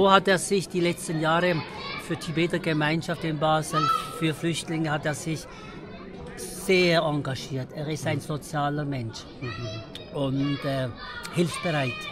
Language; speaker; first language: German; early bilingual, other home language; Tibetan